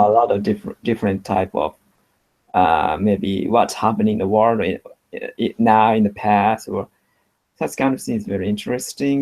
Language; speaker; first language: English; non-native, learner; Japanese